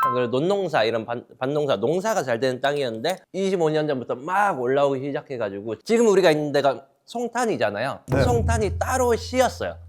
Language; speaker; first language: Korean; native; Korean